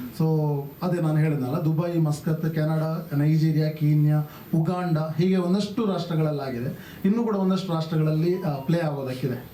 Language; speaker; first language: Kannada; non-native, local second language; Tulu